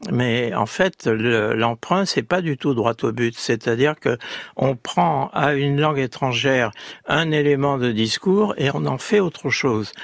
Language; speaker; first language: French; native; French